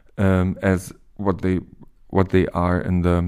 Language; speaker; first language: English; non-native, fluent; German